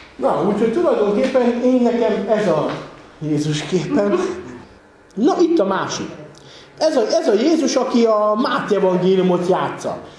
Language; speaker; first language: Hungarian; native; Hungarian